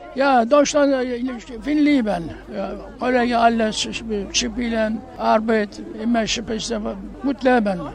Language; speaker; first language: German; non-native, learner; Turkish